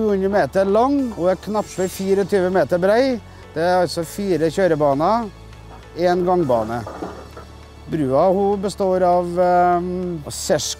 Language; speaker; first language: Norwegian; native; Norwegian